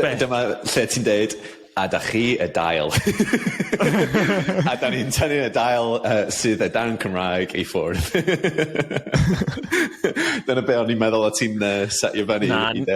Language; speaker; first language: Welsh; non-native, fluent; English